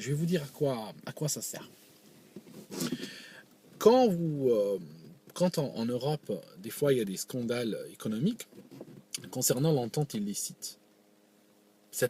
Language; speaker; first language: French; non-native, local second language; Arabic